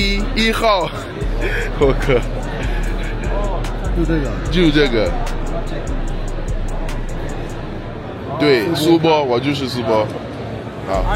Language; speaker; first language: Chinese; non-native, fluent; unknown